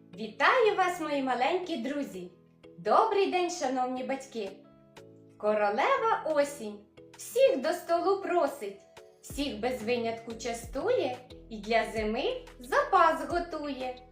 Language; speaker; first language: Ukrainian; native; Ukrainian